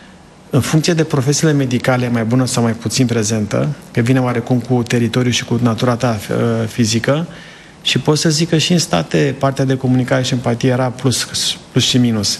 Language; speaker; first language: Romanian; native; Romanian